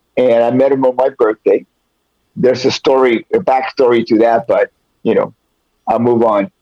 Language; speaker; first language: English; early bilingual, other home language; Spanish